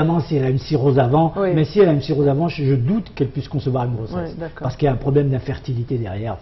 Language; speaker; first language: French; non-native, local second language; Arabic